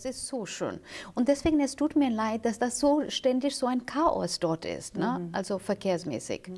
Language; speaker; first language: German; non-native, fluent; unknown